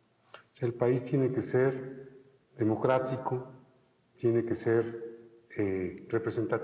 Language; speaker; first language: Spanish; native; Spanish